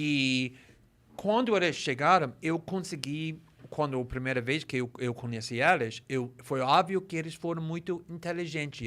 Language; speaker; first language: Portuguese; non-native, fluent; English